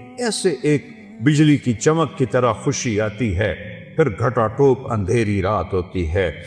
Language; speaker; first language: Urdu; non-native, local second language; Saraiki